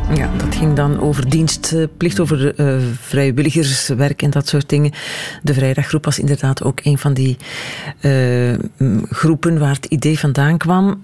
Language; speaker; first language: Dutch; native; Dutch